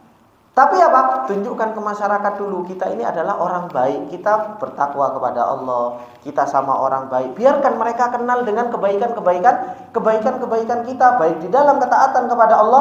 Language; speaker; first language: Indonesian; native; Indonesian